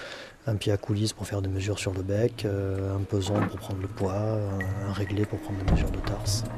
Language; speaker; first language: French; native; French